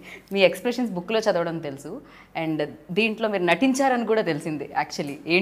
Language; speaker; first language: Telugu; native; Telugu